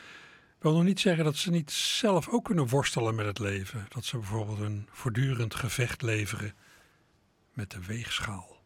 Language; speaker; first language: Dutch; native; Dutch